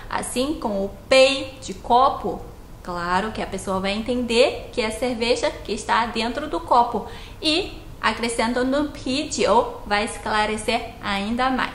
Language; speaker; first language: Portuguese; non-native, fluent; Chinese